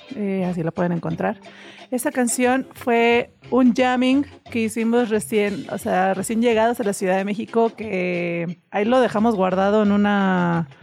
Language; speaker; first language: Spanish; native; Spanish